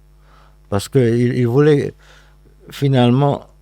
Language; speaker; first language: French; non-native, fluent; Hungarian